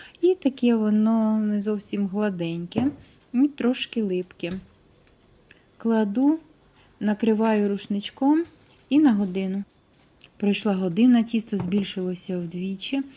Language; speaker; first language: Ukrainian; native; Ukrainian